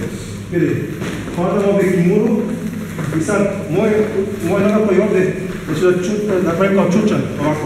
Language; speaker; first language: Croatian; non-native, fluent; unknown